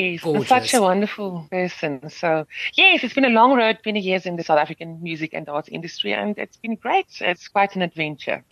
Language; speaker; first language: English; non-native, local second language; Afrikaans